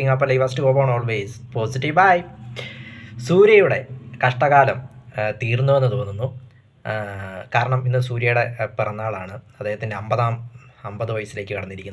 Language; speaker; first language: Malayalam; native; Malayalam